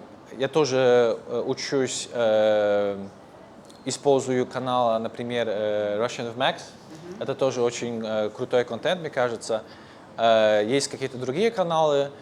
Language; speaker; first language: Russian; non-native, fluent; Polish